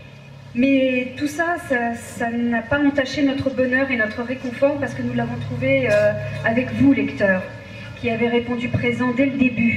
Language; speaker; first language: French; native; French